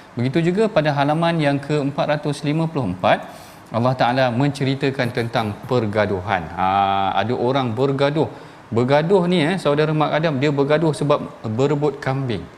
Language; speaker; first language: Malay; native; Malay